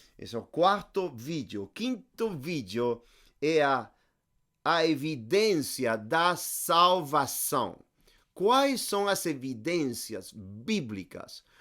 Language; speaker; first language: Portuguese; non-native, fluent; Spanish